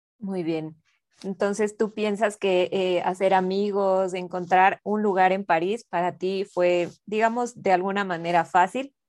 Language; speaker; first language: Spanish; native; Spanish